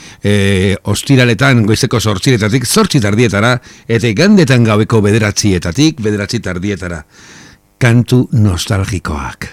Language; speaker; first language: Basque; native; Basque